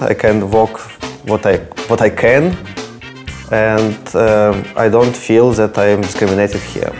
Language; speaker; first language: English; non-native, learner; Russian